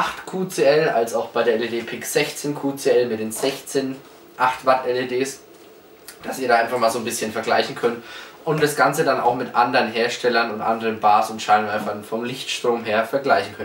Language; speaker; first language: German; native; German